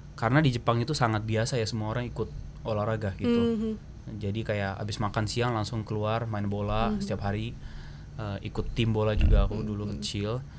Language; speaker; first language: Indonesian; early bilingual, heritage; Japanese